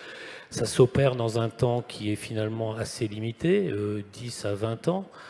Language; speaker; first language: French; native; French